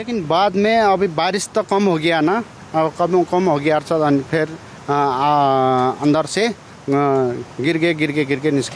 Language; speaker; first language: Hindi; non-native, learner; Nepali